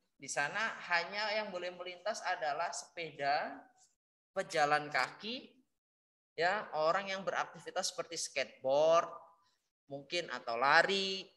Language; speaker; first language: Indonesian; native; Indonesian